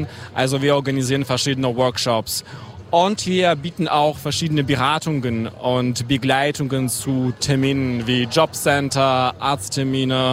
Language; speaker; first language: German; non-native, fluent; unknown